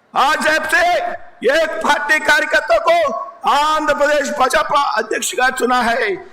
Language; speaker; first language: Hindi; non-native, local second language; Telugu